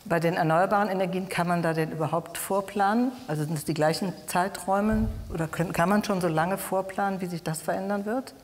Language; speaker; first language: German; native; German